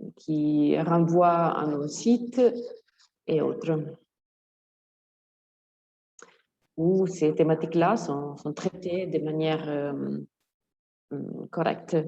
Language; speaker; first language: French; non-native, fluent; Italian